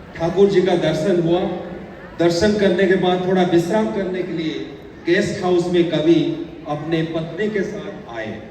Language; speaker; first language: Hindi; non-native, local second language; Odia